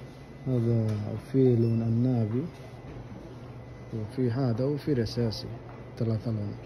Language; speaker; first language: Arabic; non-native, learner; Bangla